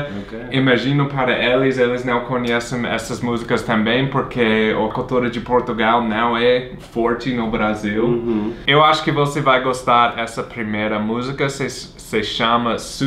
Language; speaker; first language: Portuguese; non-native, fluent; English